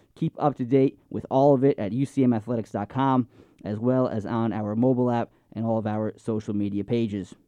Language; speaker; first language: English; native; English